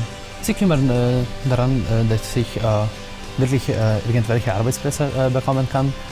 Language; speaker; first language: German; non-native, learner; Lithuanian